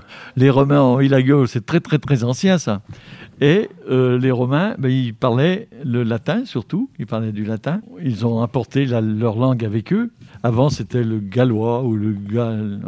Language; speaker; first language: French; native; French